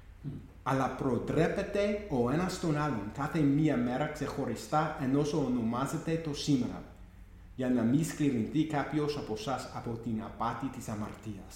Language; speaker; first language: Greek; non-native, fluent; English